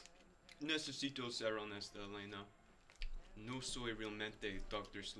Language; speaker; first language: Spanish; non-native, learner; English